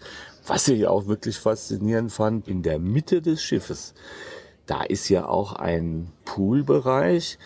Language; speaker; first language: German; native; German